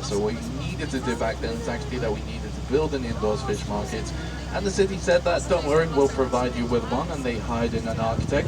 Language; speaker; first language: English; non-native, fluent; Swedish